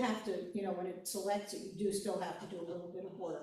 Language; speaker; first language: English; native; English